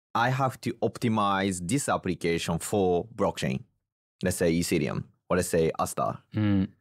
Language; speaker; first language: English; non-native, fluent; Japanese